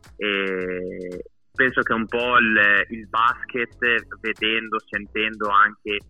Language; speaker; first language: Italian; native; Italian